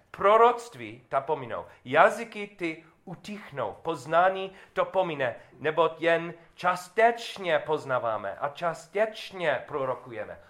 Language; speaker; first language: Czech; non-native, learner; English